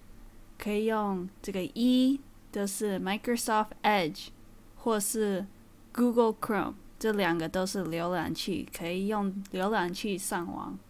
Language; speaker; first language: Chinese; early bilingual, heritage; Chinese